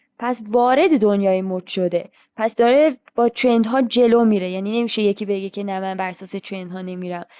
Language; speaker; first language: Persian; native; Persian